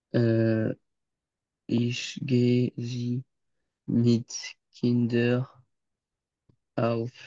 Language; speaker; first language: German; non-native, learner; French